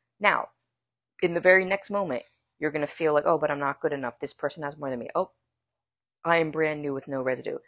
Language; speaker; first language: English; native; English